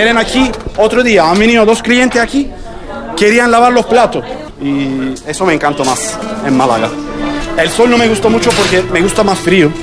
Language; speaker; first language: Spanish; non-native, learner; Turkish